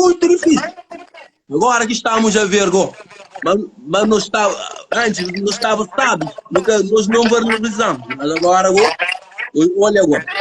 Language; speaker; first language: Portuguese; non-native, learner; Kabuverdianu